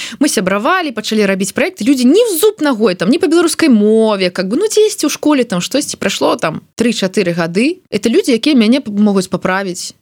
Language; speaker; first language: Belarusian; non-native, local second language; Russian